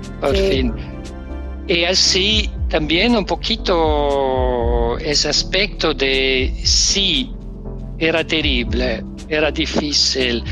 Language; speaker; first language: Spanish; non-native, learner; Danish